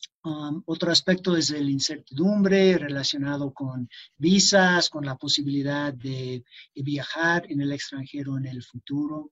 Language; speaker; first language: Spanish; non-native, fluent; English